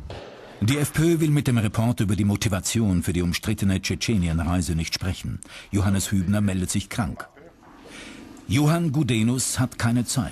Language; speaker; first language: German; native; German